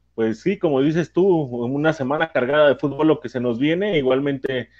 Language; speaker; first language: Spanish; native; Spanish